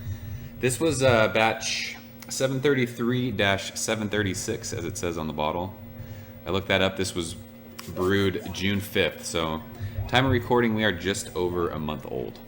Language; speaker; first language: English; native; English